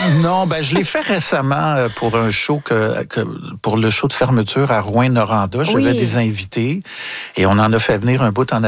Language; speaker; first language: French; native; French